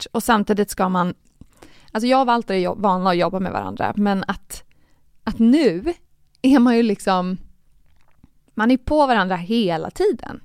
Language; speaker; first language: Swedish; native; Swedish